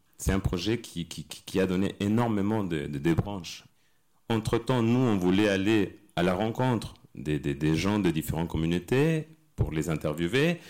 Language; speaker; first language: French; non-native, fluent; Spanish